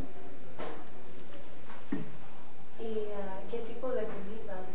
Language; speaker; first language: Spanish; early bilingual, heritage; Spanish